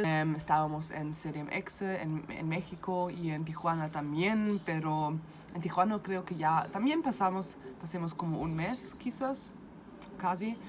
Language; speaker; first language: Spanish; non-native, fluent; German